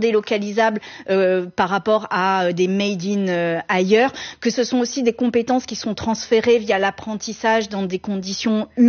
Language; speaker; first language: French; native; French